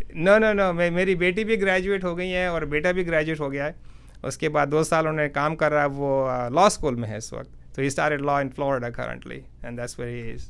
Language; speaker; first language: Hindi; native; Hindi